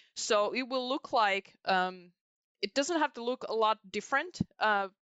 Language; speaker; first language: English; non-native, fluent; Finnish